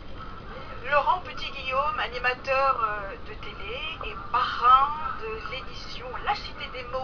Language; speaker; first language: French; native; French